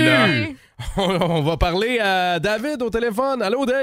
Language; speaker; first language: French; native; French